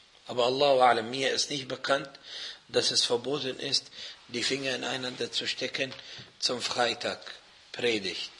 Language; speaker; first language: German; non-native, fluent; Arabic